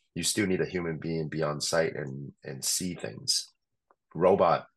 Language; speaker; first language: English; non-native, local second language; Cantonese